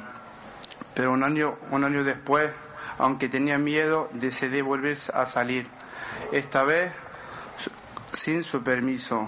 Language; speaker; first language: Spanish; non-native, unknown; Arabic